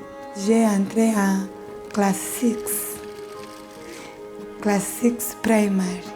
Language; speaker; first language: French; non-native, learner; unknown